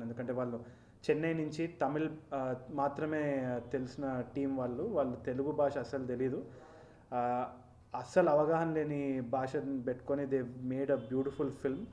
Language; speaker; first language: Telugu; native; Telugu